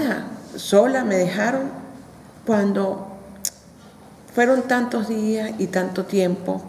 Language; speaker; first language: Spanish; native; Spanish